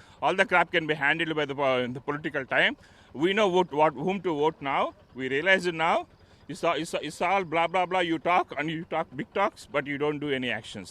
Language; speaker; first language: English; non-native, local second language; Telugu